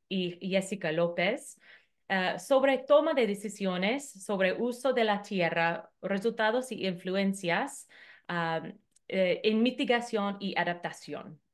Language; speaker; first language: Spanish; non-native, fluent; English